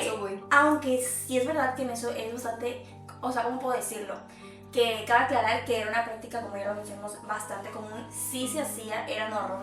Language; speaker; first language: Spanish; native; Spanish